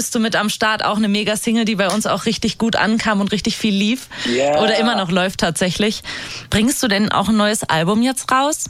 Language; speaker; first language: German; native; German